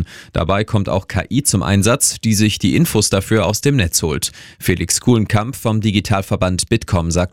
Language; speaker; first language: German; native; German